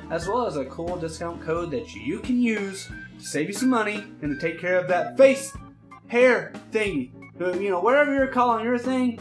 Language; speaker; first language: English; native; English